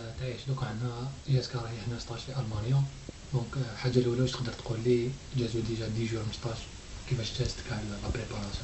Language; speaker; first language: Arabic; native; Arabic